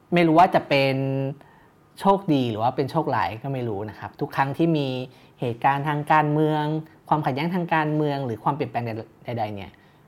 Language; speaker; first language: Thai; native; Thai